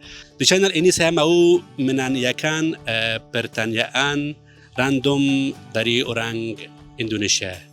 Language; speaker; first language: Indonesian; non-native, fluent; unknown